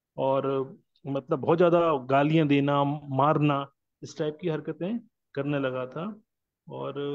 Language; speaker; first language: Hindi; non-native, local second language; Marathi